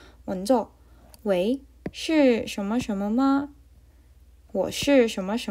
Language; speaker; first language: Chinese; non-native, learner; Korean